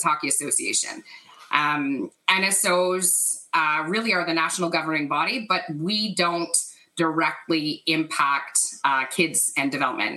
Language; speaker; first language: English; native; English